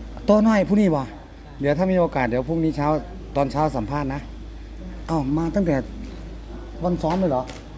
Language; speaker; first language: Thai; native; Thai